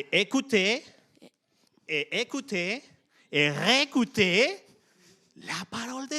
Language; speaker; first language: French; non-native, fluent; Spanish